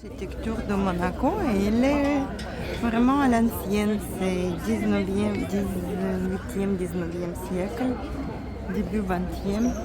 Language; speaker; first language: French; non-native, fluent; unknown